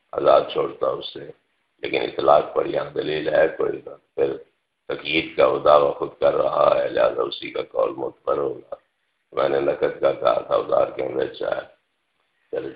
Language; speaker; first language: Urdu; non-native, local second language; Punjabi